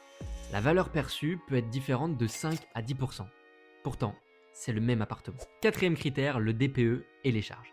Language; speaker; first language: French; native; French